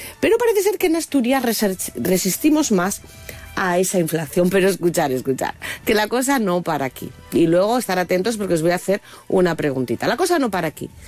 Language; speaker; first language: Spanish; native; Spanish